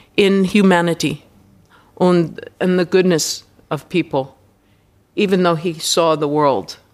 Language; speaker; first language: English; native; English